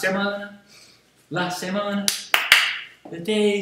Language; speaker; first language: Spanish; non-native, fluent; English